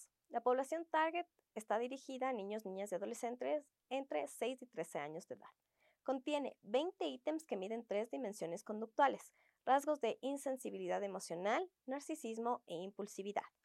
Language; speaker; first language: Spanish; native; Spanish